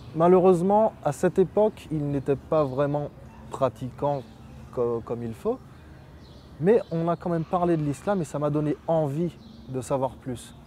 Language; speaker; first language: French; native; French